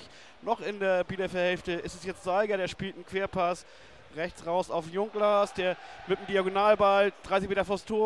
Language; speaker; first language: German; native; German